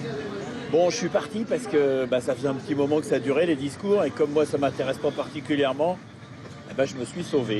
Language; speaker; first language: French; native; French